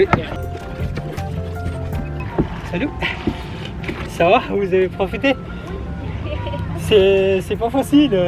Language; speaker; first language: French; non-native, fluent; Pashto